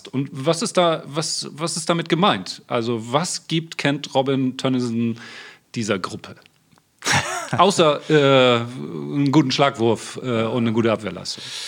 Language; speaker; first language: German; native; German